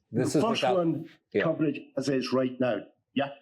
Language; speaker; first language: English; native; English